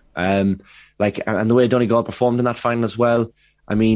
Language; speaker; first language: English; native; English